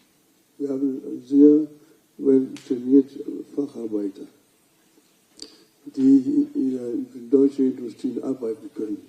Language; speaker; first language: German; non-native, fluent; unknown